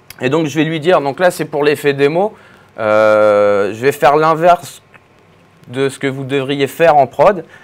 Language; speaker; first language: French; native; French